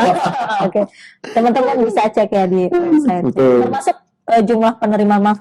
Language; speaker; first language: Indonesian; native; Indonesian